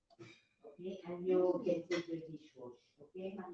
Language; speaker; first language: English; non-native, learner; French